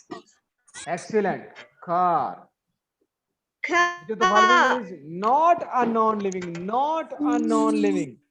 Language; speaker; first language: English; non-native, learner; Arabic